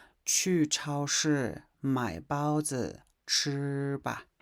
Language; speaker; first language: Chinese; non-native, fluent; Mongolian